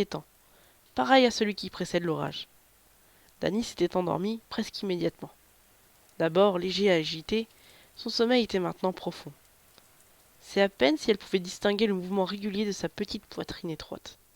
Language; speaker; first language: French; native; French